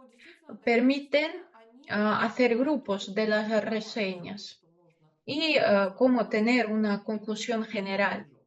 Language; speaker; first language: Spanish; non-native, fluent; Russian